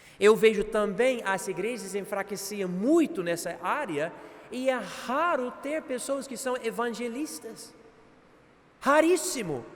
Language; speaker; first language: Portuguese; non-native, fluent; English